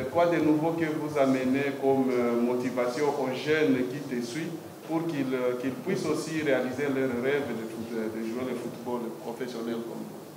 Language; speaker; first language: French; non-native, fluent; Swahili